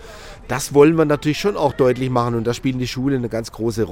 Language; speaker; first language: German; native; German